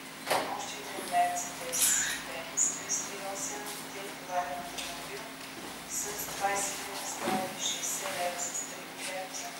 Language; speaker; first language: Bulgarian; native; Bulgarian